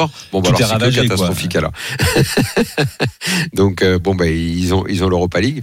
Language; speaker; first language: French; native; French